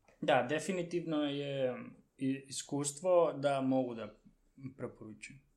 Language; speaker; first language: Serbian; non-native, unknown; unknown